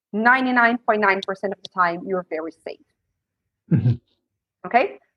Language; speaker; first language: English; non-native, fluent; Portuguese